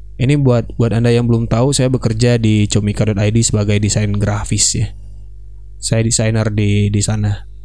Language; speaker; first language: Indonesian; non-native, local second language; Minangkabau